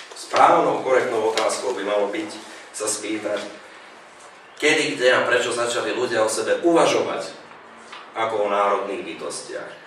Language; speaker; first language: Slovak; non-native, local second language; Hungarian